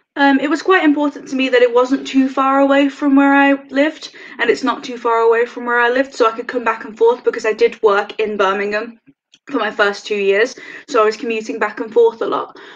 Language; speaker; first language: English; native; English